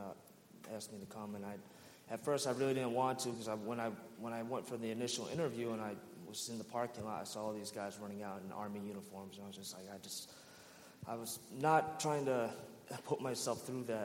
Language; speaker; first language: English; native; English